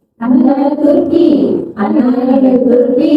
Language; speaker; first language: Arabic; non-native, learner; Indonesian